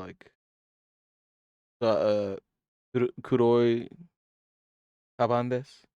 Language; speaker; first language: Japanese; non-native, learner; English